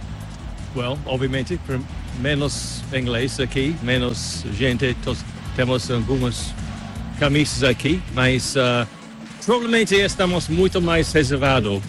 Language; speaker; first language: Portuguese; non-native, learner; English